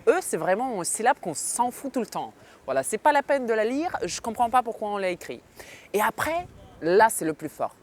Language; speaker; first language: French; non-native, fluent; Ukrainian